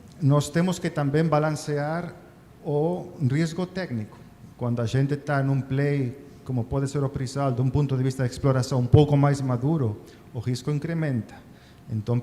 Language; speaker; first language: Portuguese; non-native, fluent; Spanish